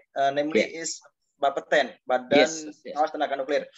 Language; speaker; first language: English; non-native, learner; Indonesian